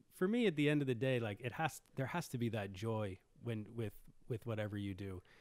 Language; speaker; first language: English; native; English